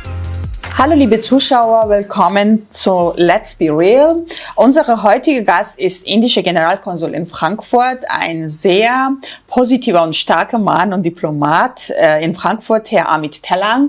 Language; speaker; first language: German; non-native, fluent; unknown